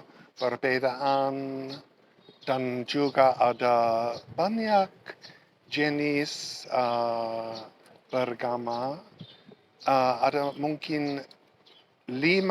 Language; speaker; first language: Indonesian; non-native, learner; English